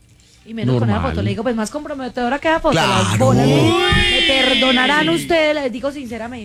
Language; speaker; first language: Spanish; native; Spanish